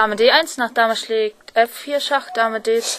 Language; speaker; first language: German; native; German